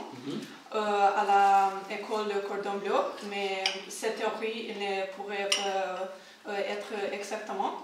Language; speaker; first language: French; non-native, learner; English